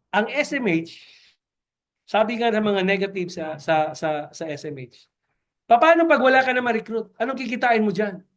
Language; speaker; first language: Filipino; non-native, local second language; Cebuano